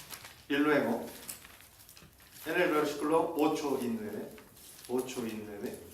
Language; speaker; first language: Spanish; non-native, learner; Korean